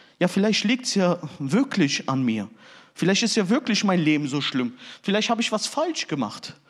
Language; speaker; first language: German; early bilingual, other home language; Turkish